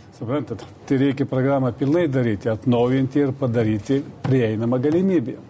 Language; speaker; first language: Lithuanian; non-native, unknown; Russian